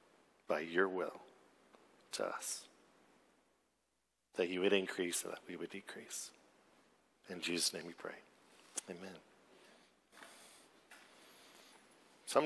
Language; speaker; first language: English; native; English